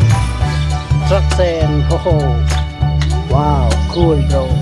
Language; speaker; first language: English; non-native, learner; Vietnamese